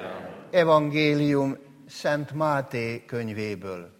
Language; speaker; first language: Hungarian; native; Hungarian